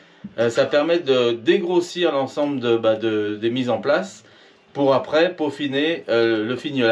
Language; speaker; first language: French; native; French